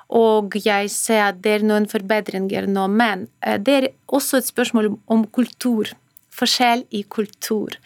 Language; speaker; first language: Norwegian; non-native, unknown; Ukrainian